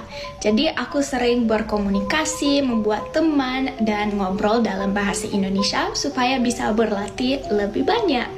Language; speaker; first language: Indonesian; non-native, fluent; English